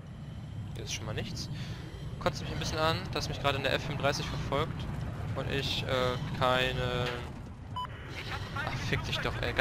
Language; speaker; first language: German; native; German